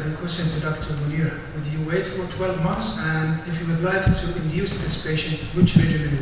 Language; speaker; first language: English; non-native, fluent; Arabic